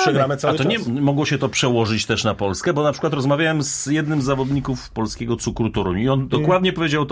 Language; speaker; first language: Polish; native; Polish